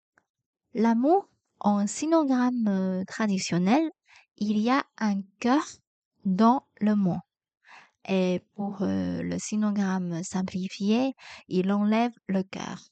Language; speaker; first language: French; non-native, fluent; Chinese